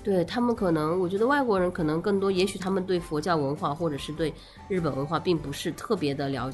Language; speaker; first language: Chinese; native; Chinese